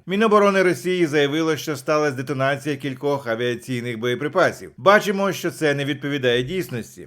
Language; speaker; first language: Ukrainian; native; Ukrainian